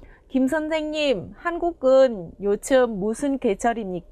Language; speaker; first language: Korean; non-native, fluent; Vietnamese